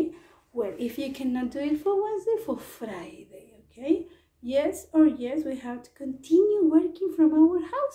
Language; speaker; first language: English; non-native, fluent; Spanish